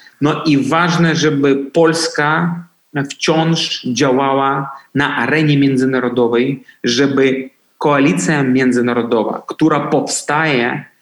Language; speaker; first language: Polish; non-native, fluent; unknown